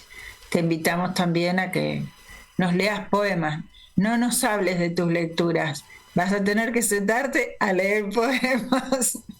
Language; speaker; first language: Spanish; native; Spanish